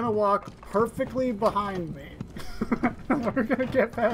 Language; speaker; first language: English; native; English